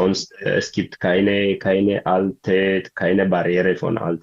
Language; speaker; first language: German; non-native, learner; Tigrinya